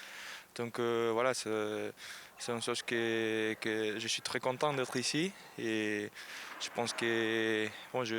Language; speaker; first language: French; non-native, learner; Spanish